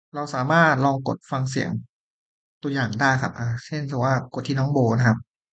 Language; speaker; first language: Thai; native; Thai